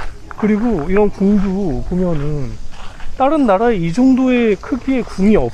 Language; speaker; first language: Korean; native; Korean